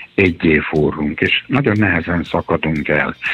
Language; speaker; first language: Hungarian; native; Hungarian